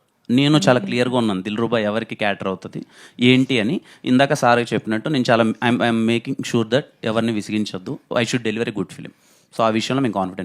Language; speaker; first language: Telugu; native; Telugu